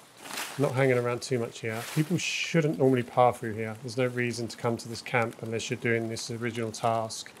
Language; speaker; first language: English; native; English